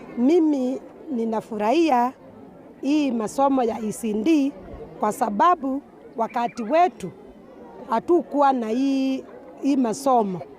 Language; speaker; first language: Swahili; non-native, local second language; Kamba